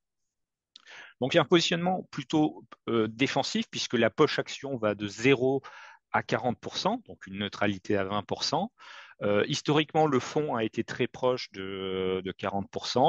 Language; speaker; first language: French; native; French